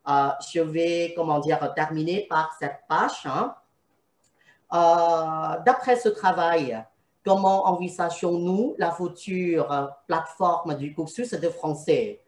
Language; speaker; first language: French; non-native, fluent; Thai